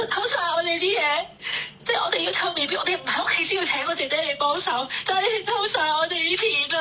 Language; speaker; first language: Cantonese; native; Cantonese